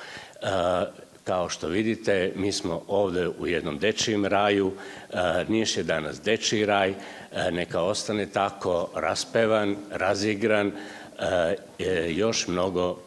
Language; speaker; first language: Serbian; native; Serbian